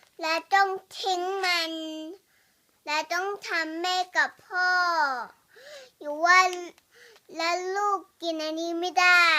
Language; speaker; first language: Thai; early bilingual, heritage; English